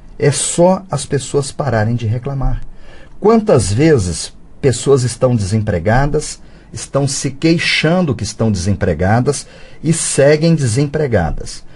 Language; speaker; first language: Portuguese; native; Portuguese